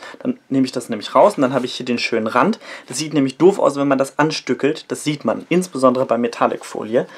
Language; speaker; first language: German; native; German